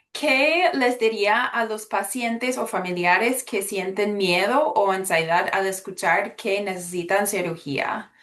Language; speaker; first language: Spanish; early bilingual, heritage; Spanish